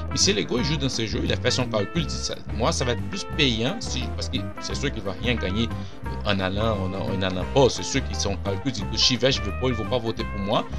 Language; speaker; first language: French; non-native, fluent; Portuguese